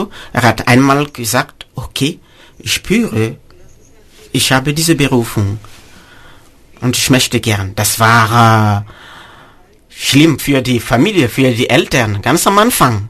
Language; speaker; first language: German; non-native, fluent; Mossi